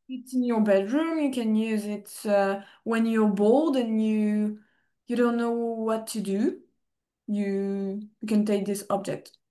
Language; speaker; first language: English; non-native, fluent; French